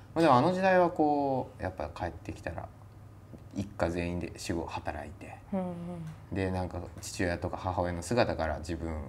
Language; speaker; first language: Japanese; native; Japanese